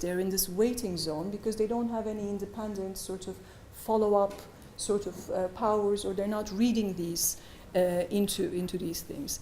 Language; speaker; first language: English; non-native, fluent; Turkish